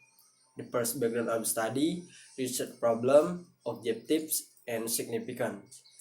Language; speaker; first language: English; non-native, learner; Indonesian